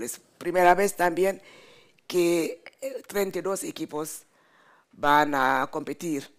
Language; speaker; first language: Spanish; non-native, fluent; French